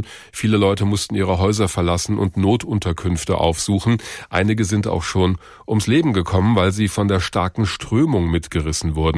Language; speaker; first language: German; native; German